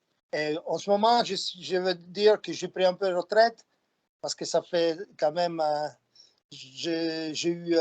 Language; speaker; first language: French; non-native, fluent; Slovak